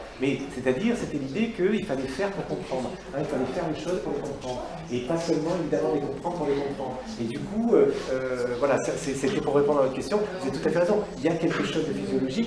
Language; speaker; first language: French; native; French